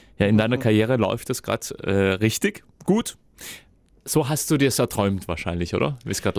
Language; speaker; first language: German; native; German